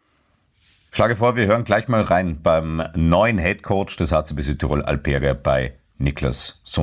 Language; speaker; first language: German; native; German